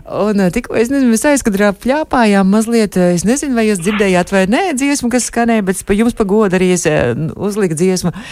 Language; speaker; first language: Latvian; native; Latvian